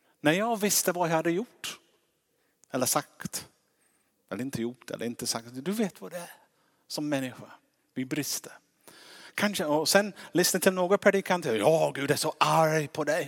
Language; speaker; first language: Swedish; non-native, fluent; English